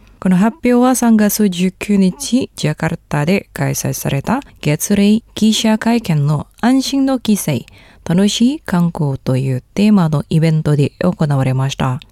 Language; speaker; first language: Japanese; non-native, fluent; Indonesian